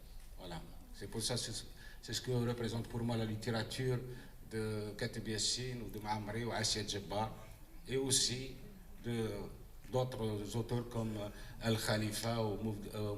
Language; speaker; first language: French; non-native, local second language; Arabic